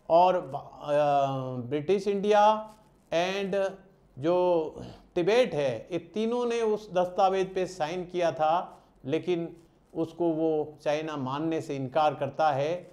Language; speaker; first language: Hindi; non-native, local second language; Gujarati